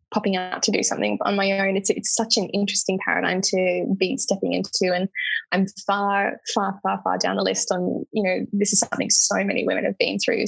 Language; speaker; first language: English; native; English